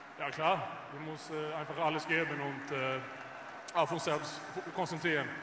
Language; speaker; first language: German; non-native, fluent; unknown